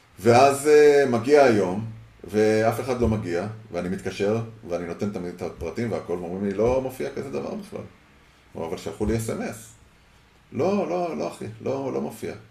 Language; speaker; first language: Hebrew; early bilingual, heritage; Hebrew